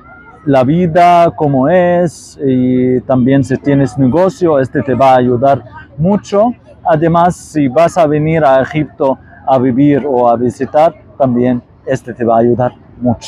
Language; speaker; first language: Spanish; non-native, fluent; Arabic